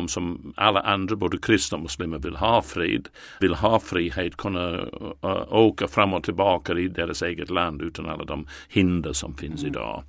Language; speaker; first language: Swedish; non-native, fluent; English